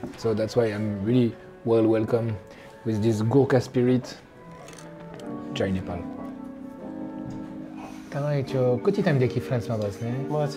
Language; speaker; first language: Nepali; non-native, fluent; French